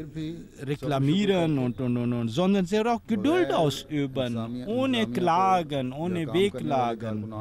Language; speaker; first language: German; non-native, fluent; Urdu